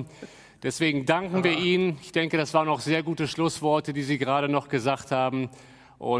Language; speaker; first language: German; native; German